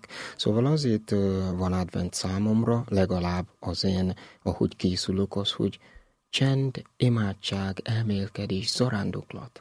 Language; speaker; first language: Hungarian; non-native, learner; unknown